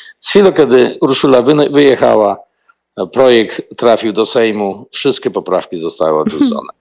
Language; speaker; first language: Polish; native; Polish